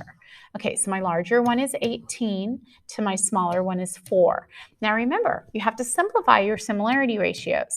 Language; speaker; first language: English; native; English